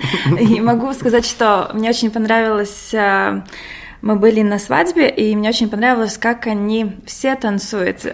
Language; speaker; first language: Russian; non-native, local second language; Latvian